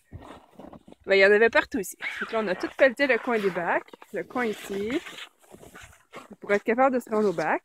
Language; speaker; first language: French; native; French